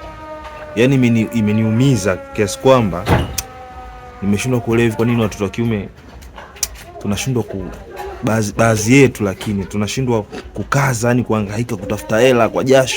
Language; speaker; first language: Swahili; native; Swahili